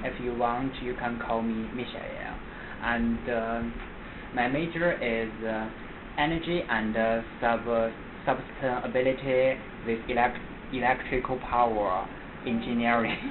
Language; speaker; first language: English; non-native, learner; Chinese